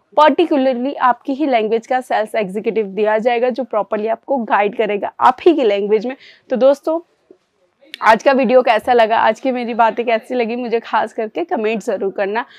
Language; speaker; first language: Hindi; native; Hindi